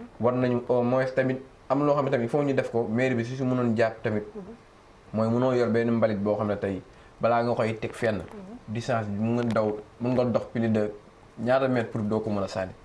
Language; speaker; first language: Wolof; native; Wolof